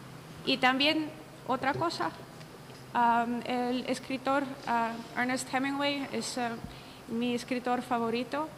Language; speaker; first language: Spanish; non-native, learner; Russian